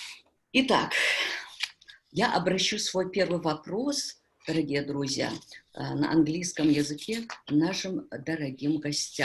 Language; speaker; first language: Russian; native; Russian